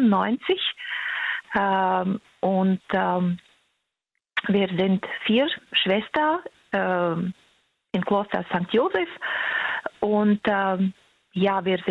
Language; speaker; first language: German; non-native, fluent; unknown